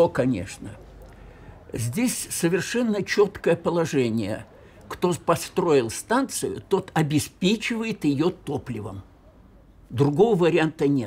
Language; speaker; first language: Russian; native; Russian